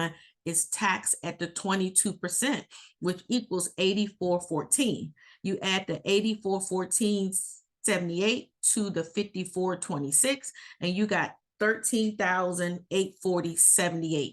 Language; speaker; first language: English; native; English